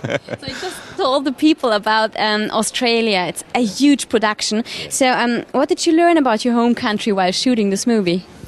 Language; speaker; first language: English; non-native, fluent; German